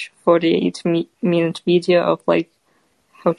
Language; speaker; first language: English; non-native, fluent; Kazakh